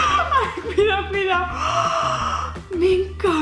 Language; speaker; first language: Spanish; native; Spanish